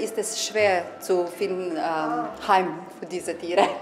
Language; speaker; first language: German; non-native, learner; Slovenian